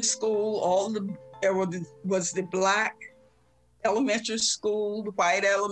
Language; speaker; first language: English; native; English